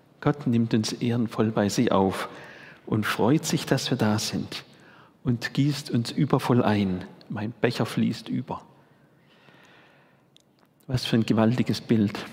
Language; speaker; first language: German; native; German